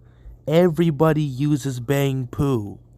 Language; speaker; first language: English; native; English